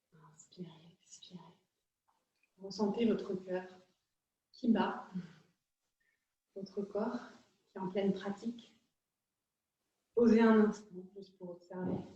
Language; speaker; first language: French; native; French